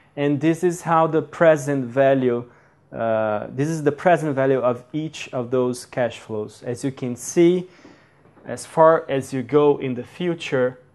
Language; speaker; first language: English; non-native, fluent; Portuguese